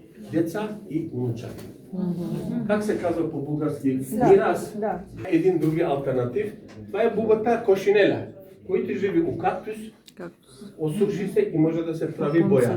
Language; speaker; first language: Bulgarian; non-native, learner; Serbian